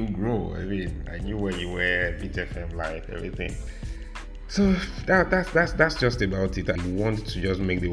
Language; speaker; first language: English; non-native, local second language; Yoruba